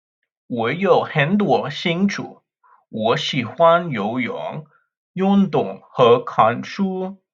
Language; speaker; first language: Chinese; non-native, learner; English